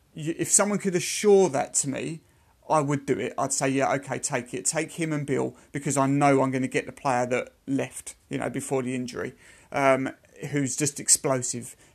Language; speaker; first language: English; native; English